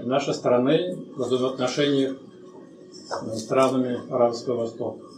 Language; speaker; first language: Russian; native; Russian